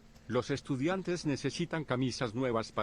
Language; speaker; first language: Spanish; non-native, learner; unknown